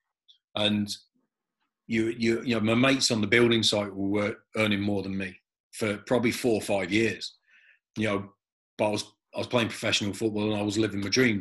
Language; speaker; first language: English; native; English